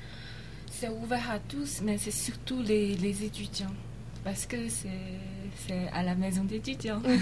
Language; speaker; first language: French; non-native, fluent; Chinese